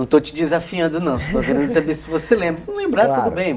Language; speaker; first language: Portuguese; native; Portuguese